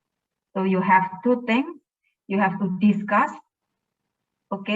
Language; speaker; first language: English; non-native, fluent; Indonesian